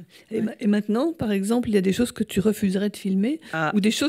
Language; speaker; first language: French; native; French